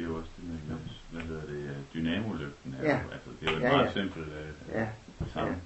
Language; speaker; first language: Danish; native; Danish